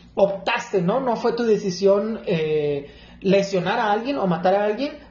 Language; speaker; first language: Spanish; native; Spanish